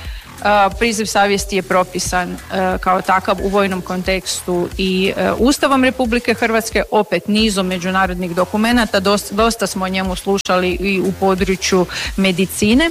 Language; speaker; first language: Serbian; native; Serbian